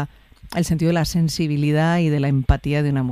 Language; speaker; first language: Spanish; native; Spanish